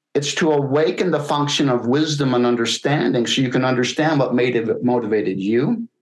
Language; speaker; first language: English; native; English